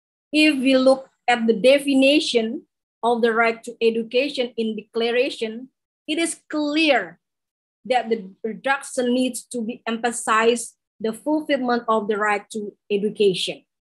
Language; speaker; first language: English; non-native, learner; Indonesian